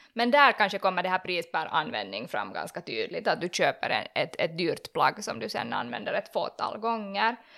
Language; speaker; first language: Swedish; native; Swedish